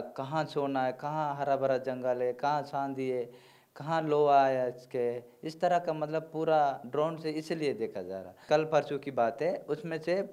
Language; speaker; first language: Hindi; non-native, local second language; Gondi